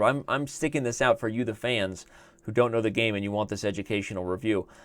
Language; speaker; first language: English; native; English